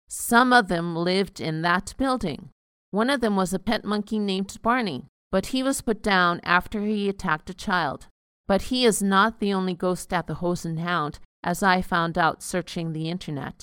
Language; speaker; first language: English; native; English